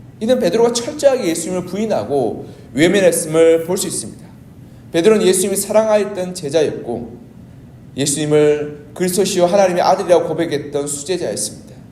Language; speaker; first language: Korean; native; Korean